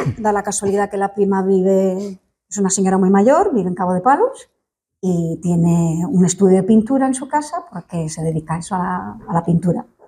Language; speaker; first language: Spanish; non-native, fluent; English